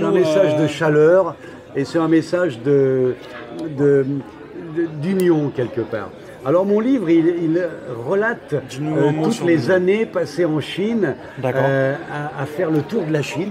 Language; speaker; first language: French; native; French